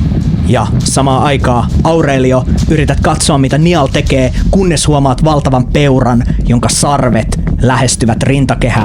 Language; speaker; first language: Finnish; native; Finnish